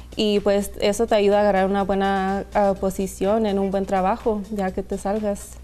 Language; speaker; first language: Spanish; early bilingual, heritage; Spanish